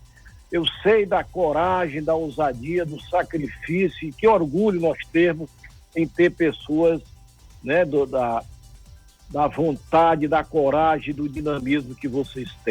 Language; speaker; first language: Portuguese; native; Portuguese